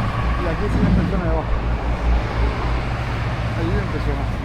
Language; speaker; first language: Spanish; native; Spanish